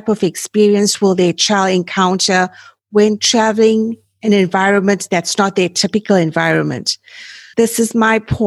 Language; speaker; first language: English; native; English